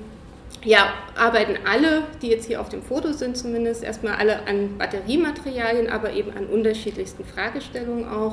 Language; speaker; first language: German; native; German